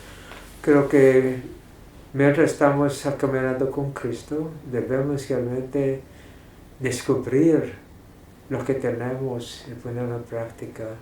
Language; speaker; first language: Spanish; non-native, fluent; English